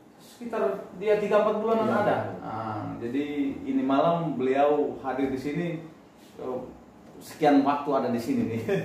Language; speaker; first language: Indonesian; native; Indonesian